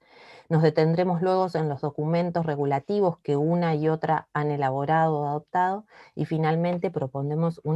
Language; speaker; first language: Spanish; native; Spanish